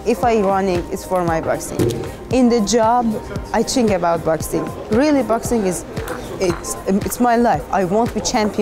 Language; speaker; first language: English; non-native, learner; Persian